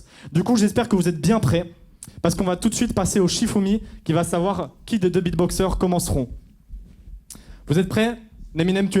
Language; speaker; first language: French; native; French